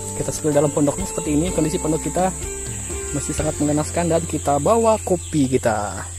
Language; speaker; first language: Indonesian; non-native, local second language; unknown